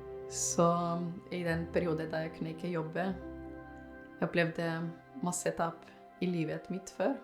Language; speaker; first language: Norwegian; non-native, fluent; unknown